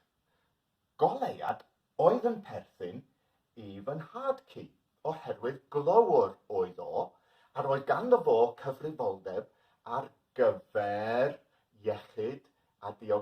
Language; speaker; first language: Welsh; non-native, local second language; English